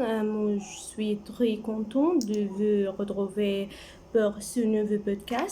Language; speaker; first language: French; non-native, learner; Arabic